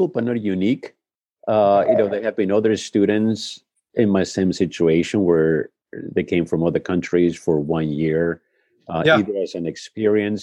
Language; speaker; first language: English; non-native, fluent; Spanish